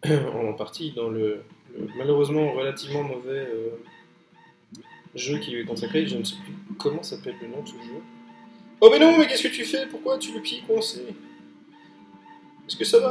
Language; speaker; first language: French; native; French